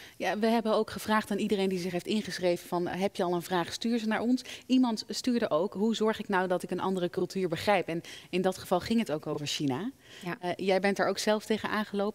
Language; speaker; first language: Dutch; native; Dutch